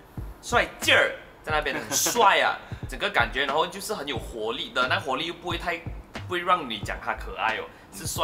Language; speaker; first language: Chinese; native; Chinese